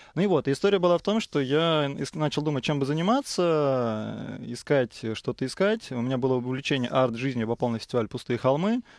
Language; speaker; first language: Russian; native; Russian